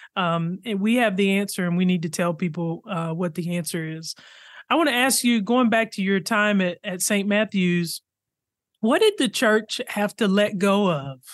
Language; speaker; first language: English; native; English